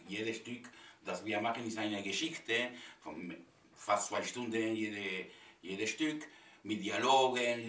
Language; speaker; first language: German; non-native, learner; Spanish